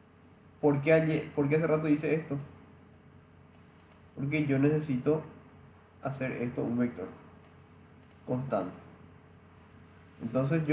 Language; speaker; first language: Spanish; native; Spanish